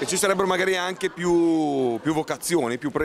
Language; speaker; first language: Italian; native; Italian